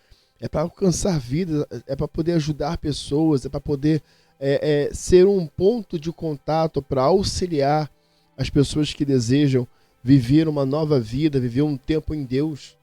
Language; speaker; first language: Portuguese; native; Portuguese